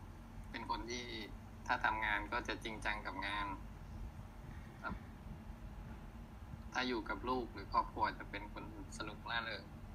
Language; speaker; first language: Thai; native; Thai